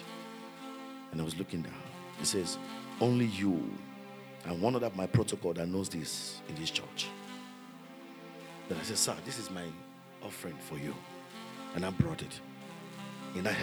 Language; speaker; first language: English; non-native, local second language; Yoruba